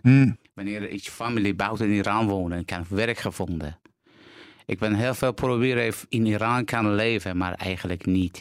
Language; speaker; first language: Dutch; non-native, learner; Persian